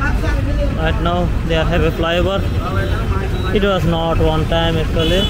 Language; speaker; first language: English; non-native, learner; Bangla